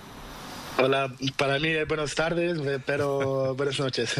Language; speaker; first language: Spanish; non-native, learner; Portuguese